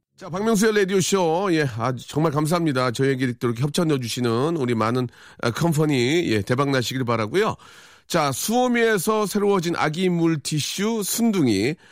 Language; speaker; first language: Korean; native; Korean